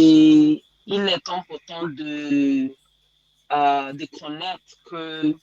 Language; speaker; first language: French; non-native, learner; English